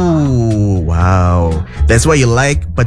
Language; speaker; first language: English; non-native, fluent; Indonesian